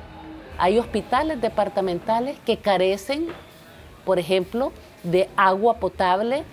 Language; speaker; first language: Spanish; native; Spanish